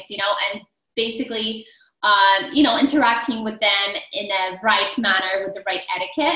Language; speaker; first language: English; non-native, fluent; Polish